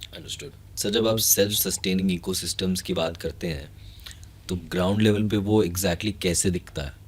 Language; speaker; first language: Hindi; native; Hindi